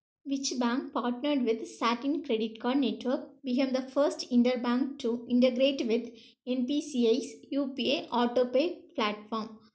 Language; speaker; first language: English; non-native, local second language; Tamil